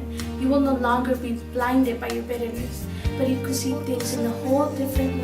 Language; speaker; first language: English; early bilingual, other home language; Spanish